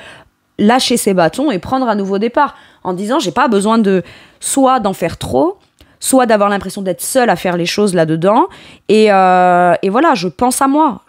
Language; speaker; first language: French; native; French